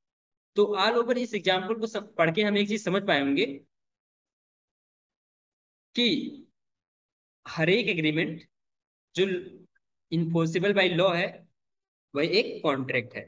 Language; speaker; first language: Hindi; native; Hindi